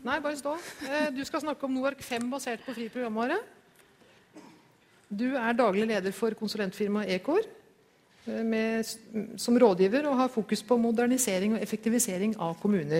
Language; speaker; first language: Norwegian; native; Norwegian